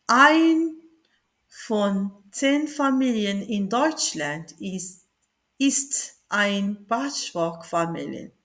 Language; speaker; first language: German; non-native, learner; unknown